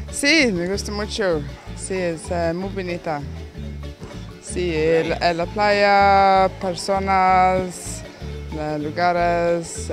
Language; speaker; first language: Spanish; non-native, learner; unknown